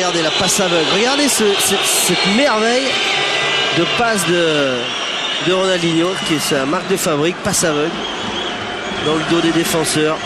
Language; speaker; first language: French; native; French